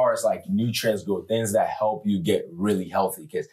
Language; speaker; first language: English; non-native, local second language; Akan